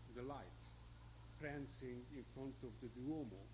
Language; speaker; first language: English; non-native, fluent; Hungarian